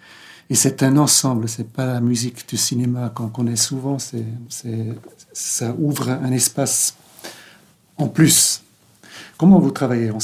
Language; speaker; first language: French; non-native, local second language; German